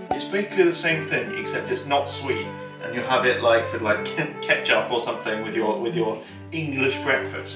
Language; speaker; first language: English; native; English